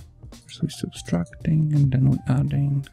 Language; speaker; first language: English; non-native, fluent; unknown